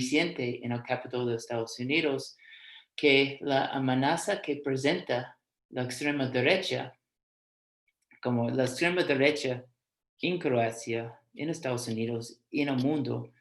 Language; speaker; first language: Spanish; non-native, fluent; English